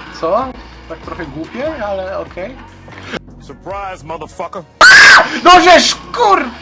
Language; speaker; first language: Polish; native; Polish